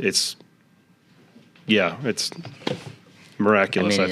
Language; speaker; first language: English; native; English